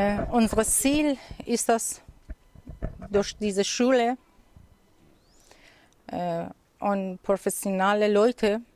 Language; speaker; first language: German; non-native, learner; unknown